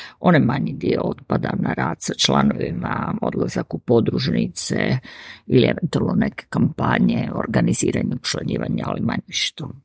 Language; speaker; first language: Serbian; native; Serbian